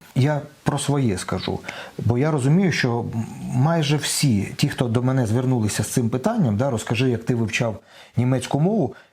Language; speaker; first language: Ukrainian; non-native, local second language; Russian